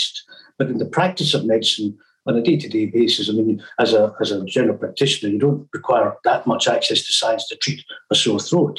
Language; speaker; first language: English; native; English